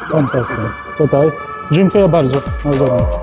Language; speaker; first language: Polish; non-native, learner; English